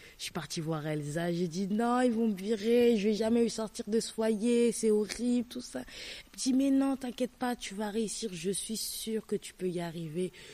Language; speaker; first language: French; native; French